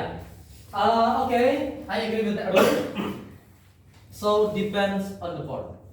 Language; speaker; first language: English; non-native, fluent; Indonesian